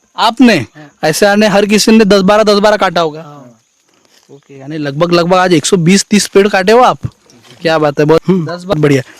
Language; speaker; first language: Hindi; non-native, local second language; Marathi